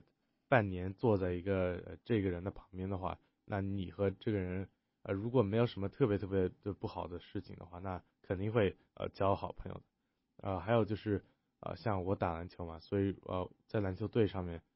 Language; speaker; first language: Chinese; early bilingual, heritage; Chinese